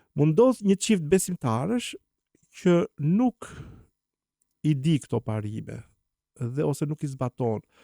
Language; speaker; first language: Albanian; native; Albanian